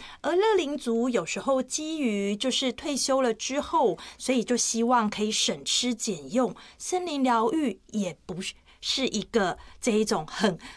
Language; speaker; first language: Chinese; native; Chinese